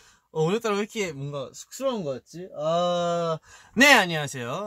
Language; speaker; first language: Korean; early bilingual, heritage; Korean